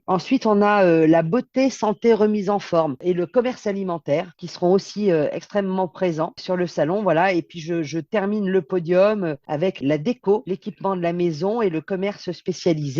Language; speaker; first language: French; native; French